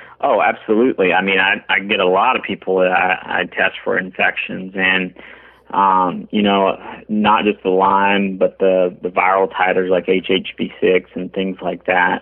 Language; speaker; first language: English; native; English